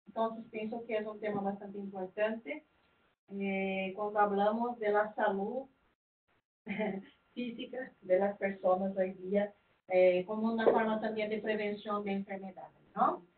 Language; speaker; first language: Spanish; non-native, fluent; Portuguese